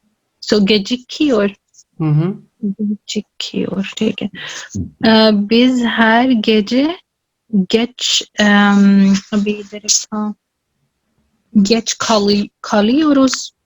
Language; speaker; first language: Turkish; non-native, learner; Urdu